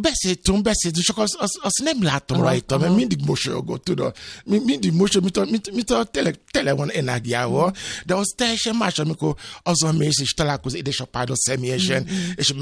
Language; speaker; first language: Hungarian; non-native, learner; Yoruba